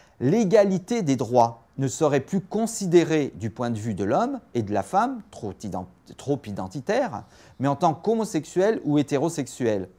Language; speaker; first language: French; native; French